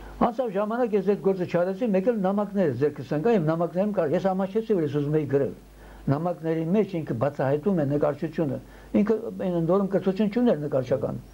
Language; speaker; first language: Armenian; early bilingual, heritage; Armenian